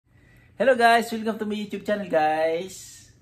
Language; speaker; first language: English; non-native, local second language; Filipino